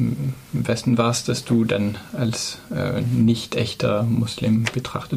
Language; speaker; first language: German; native; German